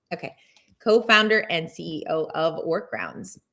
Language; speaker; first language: English; native; English